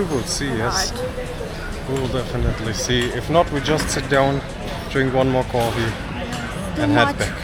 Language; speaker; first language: English; non-native, fluent; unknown